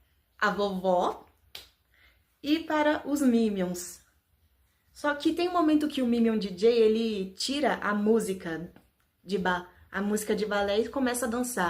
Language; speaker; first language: Portuguese; native; Portuguese